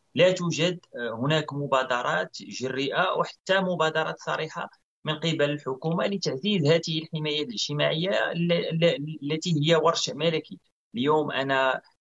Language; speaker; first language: Arabic; native; Arabic